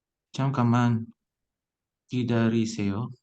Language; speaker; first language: Korean; non-native, learner; Indonesian